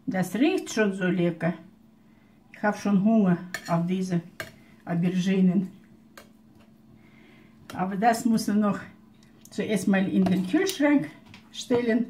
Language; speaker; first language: German; non-native, fluent; Russian